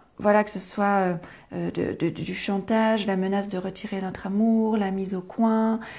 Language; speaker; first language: French; native; French